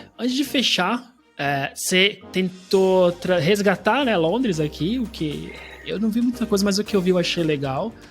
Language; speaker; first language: Portuguese; native; Portuguese